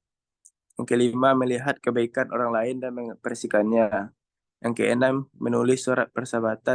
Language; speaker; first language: Indonesian; native; Indonesian